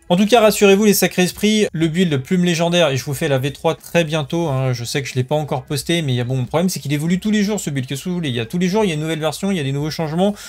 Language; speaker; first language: French; native; French